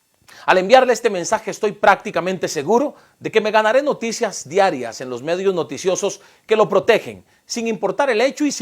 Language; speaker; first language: Spanish; native; Spanish